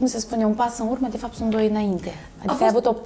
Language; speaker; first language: Romanian; native; Romanian